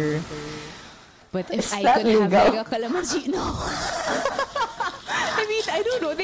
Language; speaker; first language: English; non-native, local second language; Filipino